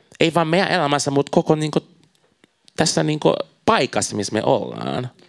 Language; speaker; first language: Finnish; non-native, fluent; Portuguese